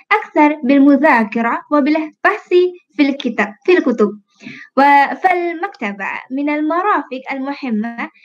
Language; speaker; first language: Arabic; non-native, fluent; Malay